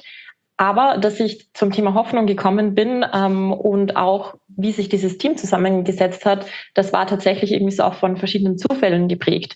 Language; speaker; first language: German; native; German